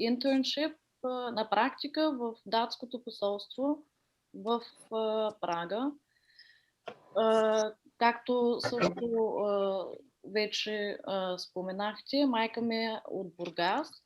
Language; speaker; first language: Bulgarian; early bilingual, heritage; Danish